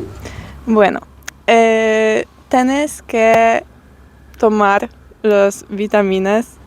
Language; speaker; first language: Spanish; non-native, learner; Polish